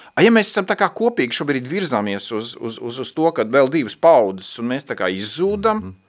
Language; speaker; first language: Latvian; native; Latvian